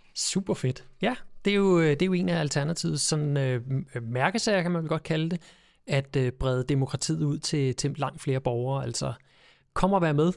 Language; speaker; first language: Danish; native; Danish